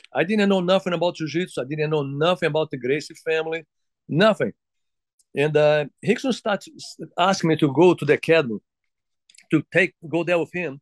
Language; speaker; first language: English; non-native, fluent; Portuguese